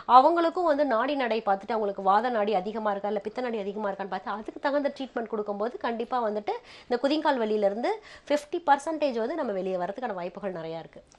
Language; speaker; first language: Tamil; native; Tamil